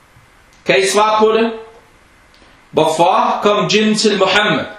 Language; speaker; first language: Danish; non-native, fluent; Arabic